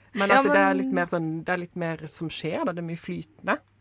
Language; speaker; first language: Norwegian; native; Norwegian